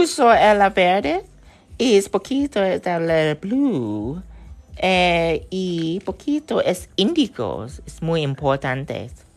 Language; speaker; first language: Spanish; non-native, learner; Vietnamese